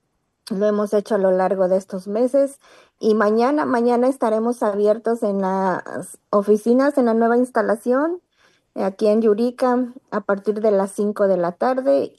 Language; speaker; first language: Spanish; native; Spanish